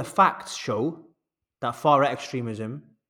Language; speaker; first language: English; native; English